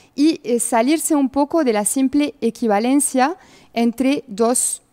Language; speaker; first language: Spanish; non-native, fluent; French